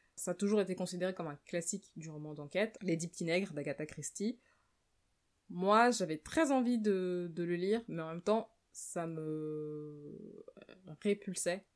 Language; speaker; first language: French; native; French